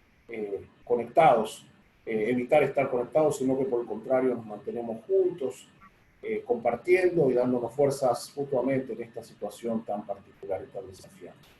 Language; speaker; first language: Spanish; native; Spanish